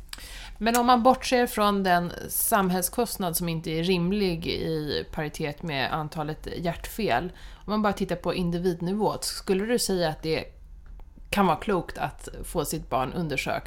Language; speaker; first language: Swedish; native; Swedish